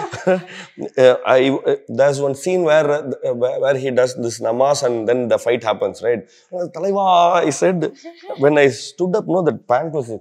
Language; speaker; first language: English; non-native, local second language; Tamil